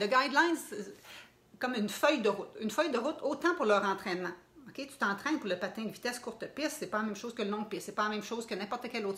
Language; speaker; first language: French; native; French